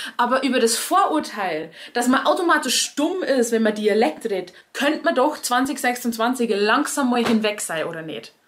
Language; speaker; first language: German; native; German